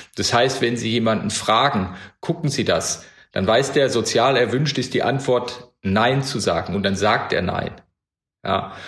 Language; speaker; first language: German; native; German